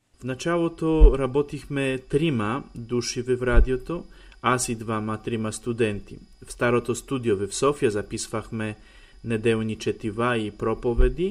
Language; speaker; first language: Bulgarian; non-native, fluent; Polish